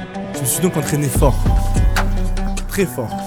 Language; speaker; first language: French; native; French